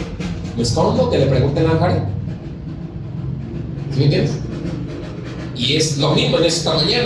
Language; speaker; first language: Spanish; native; Spanish